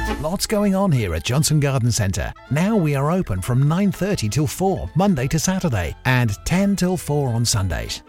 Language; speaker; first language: English; native; English